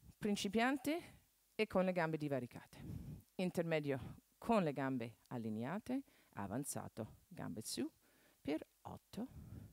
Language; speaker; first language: Italian; non-native, fluent; English